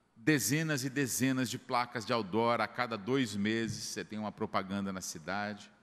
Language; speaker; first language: Portuguese; native; Portuguese